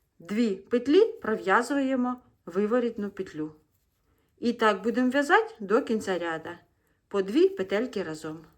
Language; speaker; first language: Ukrainian; non-native, local second language; Russian